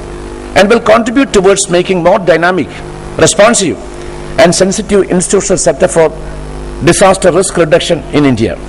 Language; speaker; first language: English; non-native, local second language; Malayalam